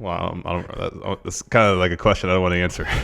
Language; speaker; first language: English; native; English